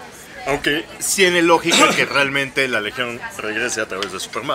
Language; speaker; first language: Spanish; native; Spanish